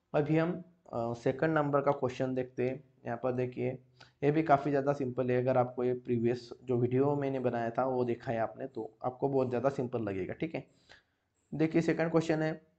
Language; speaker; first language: Hindi; non-native, local second language; Marathi